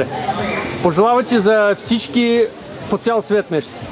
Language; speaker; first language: Bulgarian; non-native, learner; Russian